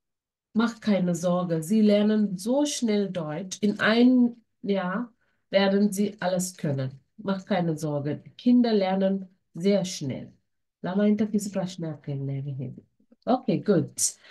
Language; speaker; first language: German; non-native, fluent; Sinhala